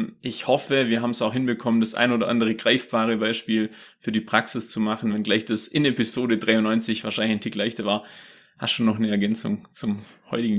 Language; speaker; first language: German; native; German